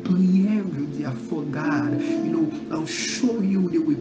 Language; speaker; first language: English; non-native, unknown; Haitian Creole